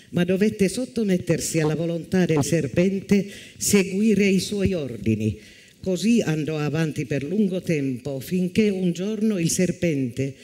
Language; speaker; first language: Italian; non-native, fluent; Finnish